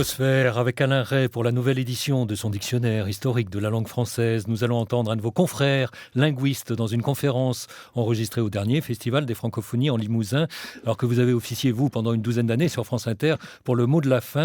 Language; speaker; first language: French; native; French